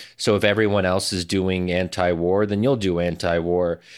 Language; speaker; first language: English; early bilingual, other home language; Arabic